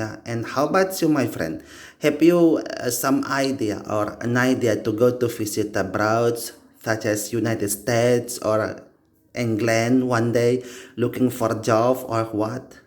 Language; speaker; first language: English; non-native, learner; Indonesian